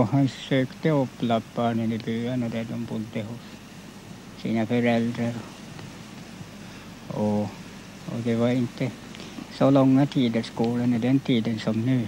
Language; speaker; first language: Swedish; non-native, local second language; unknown